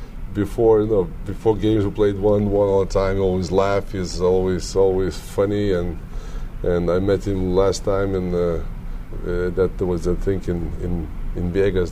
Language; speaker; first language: English; non-native, learner; Lithuanian